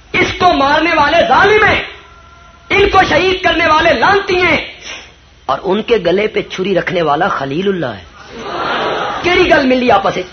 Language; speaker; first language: Urdu; non-native, local second language; Punjabi